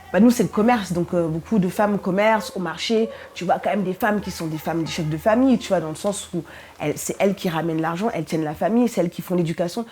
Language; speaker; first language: French; early bilingual, other home language; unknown